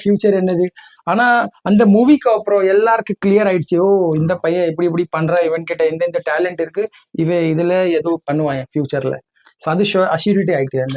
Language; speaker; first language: Tamil; early bilingual, heritage; Tamil